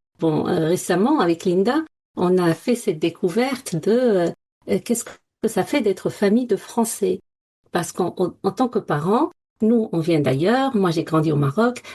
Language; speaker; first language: French; non-native, local second language; Arabic